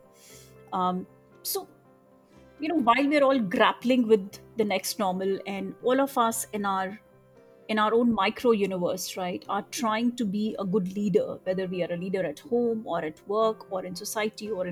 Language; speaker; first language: English; non-native, local second language; Bangla